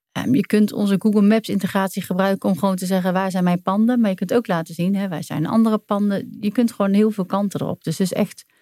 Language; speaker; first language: Dutch; native; Dutch